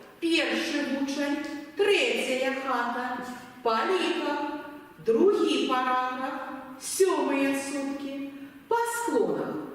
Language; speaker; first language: Belarusian; native; Belarusian